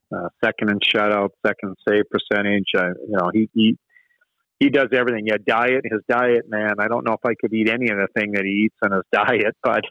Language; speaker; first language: English; native; English